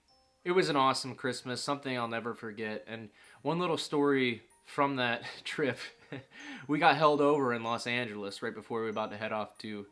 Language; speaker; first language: English; native; English